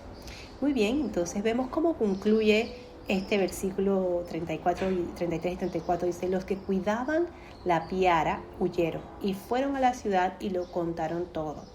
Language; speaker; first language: Spanish; native; Spanish